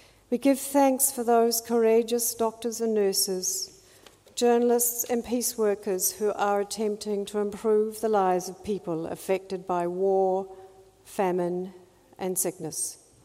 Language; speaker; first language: English; native; English